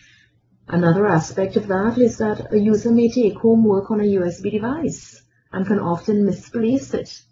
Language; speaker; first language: English; native; English